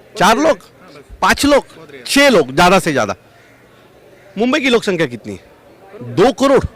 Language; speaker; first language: Hindi; non-native, local second language; Marathi